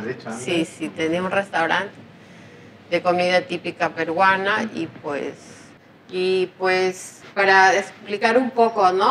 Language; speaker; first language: Spanish; native; Spanish